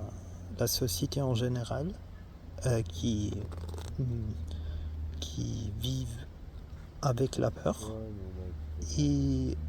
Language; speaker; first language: French; non-native, learner; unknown